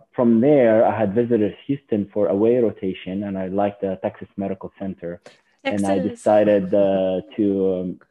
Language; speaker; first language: English; non-native, fluent; Arabic